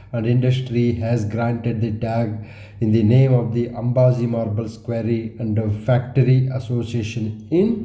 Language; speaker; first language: English; non-native, local second language; Kannada